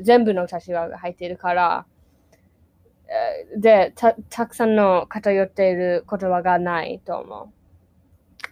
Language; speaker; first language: Japanese; non-native, learner; English